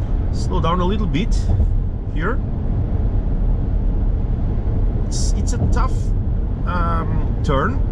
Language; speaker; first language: English; non-native, fluent; Portuguese